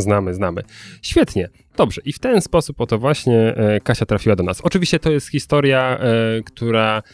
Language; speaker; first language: Polish; native; Polish